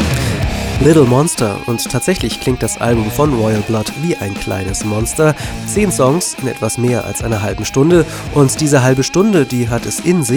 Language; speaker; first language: German; native; German